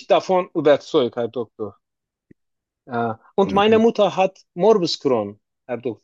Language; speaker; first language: German; non-native, learner; Turkish